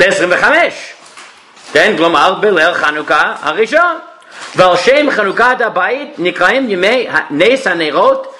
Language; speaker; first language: Hebrew; non-native, fluent; English